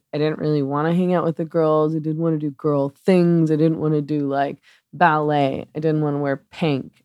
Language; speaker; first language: English; native; English